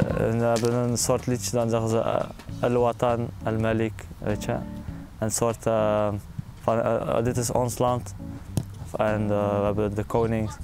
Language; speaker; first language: Dutch; early bilingual, other home language; Arabic